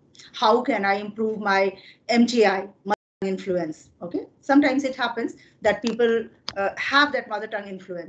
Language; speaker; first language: English; non-native, fluent; Hindi